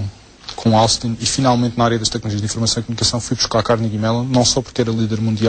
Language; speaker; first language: Portuguese; native; Portuguese